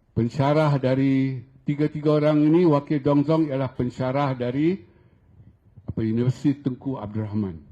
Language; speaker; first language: Malay; native; Malay